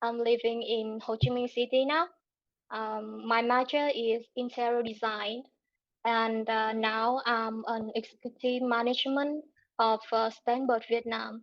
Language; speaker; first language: English; non-native, learner; Vietnamese